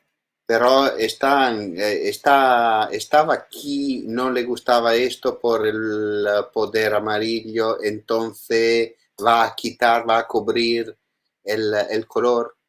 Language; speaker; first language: Spanish; non-native, learner; Italian